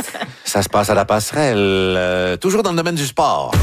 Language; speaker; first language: French; native; French